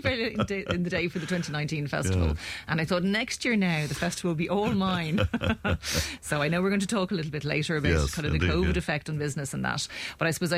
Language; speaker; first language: English; native; English